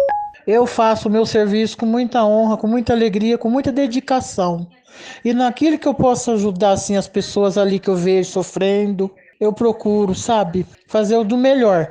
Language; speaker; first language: Portuguese; native; Portuguese